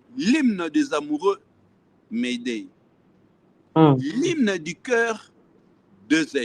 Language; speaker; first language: French; non-native, local second language; Lingala